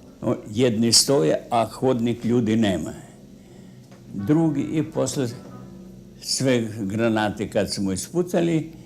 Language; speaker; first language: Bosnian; non-native, fluent; Russian